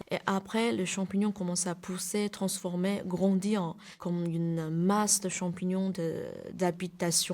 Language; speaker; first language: French; non-native, fluent; Chinese